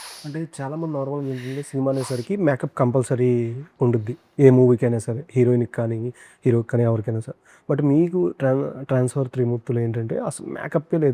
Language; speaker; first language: Telugu; native; Telugu